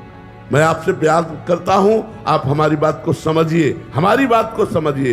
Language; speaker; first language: Hindi; native; Hindi